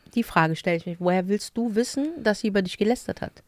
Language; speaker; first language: German; native; German